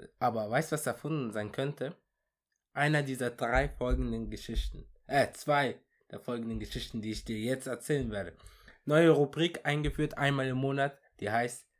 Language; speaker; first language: German; early bilingual, other home language; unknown